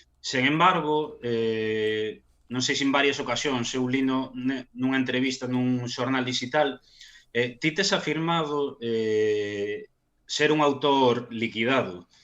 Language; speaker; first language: Galician; non-native, local second language; Spanish